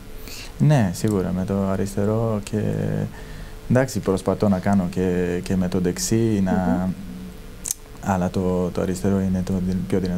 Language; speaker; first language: Greek; non-native, fluent; Serbian